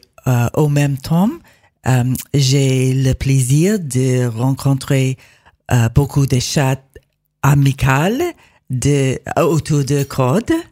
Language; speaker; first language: French; non-native, learner; English